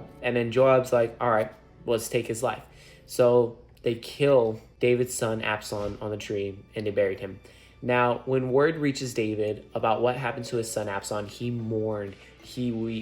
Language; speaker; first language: English; native; English